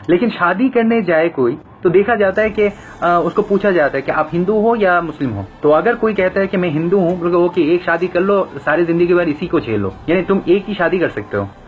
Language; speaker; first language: Hindi; non-native, fluent; Bangla